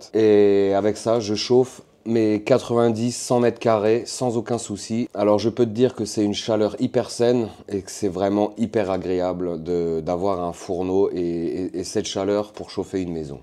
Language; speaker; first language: French; native; French